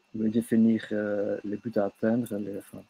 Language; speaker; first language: French; non-native, local second language; Dutch